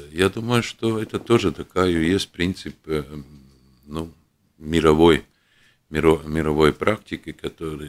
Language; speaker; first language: Russian; non-native, local second language; Latvian